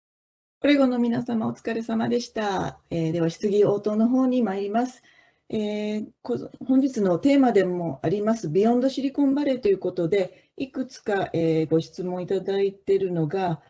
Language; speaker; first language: Japanese; native; Japanese